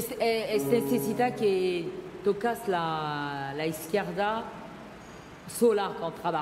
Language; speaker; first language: Spanish; non-native, learner; French